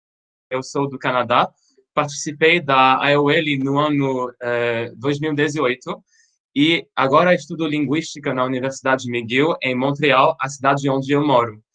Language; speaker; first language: Portuguese; non-native, fluent; French